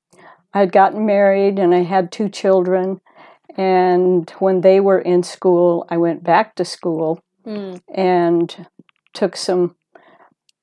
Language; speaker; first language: English; native; English